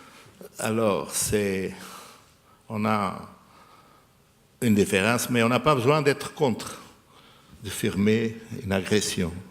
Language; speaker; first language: French; non-native, fluent; Portuguese